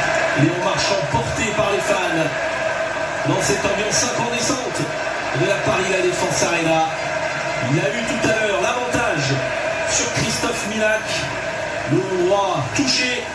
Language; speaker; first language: French; native; French